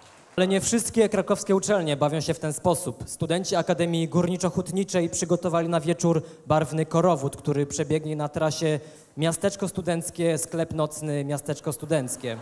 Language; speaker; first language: Polish; native; Polish